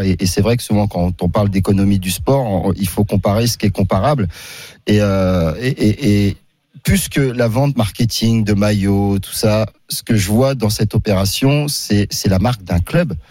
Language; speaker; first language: French; native; French